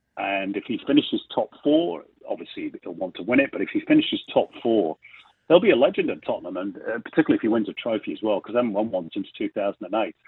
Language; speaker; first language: English; native; English